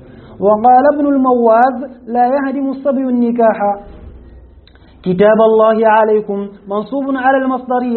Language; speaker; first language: Arabic; native; Arabic